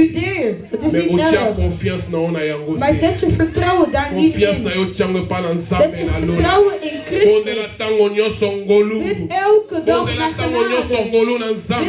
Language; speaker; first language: Dutch; non-native, learner; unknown